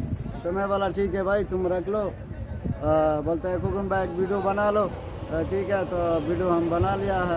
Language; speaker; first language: Hindi; non-native, learner; Bangla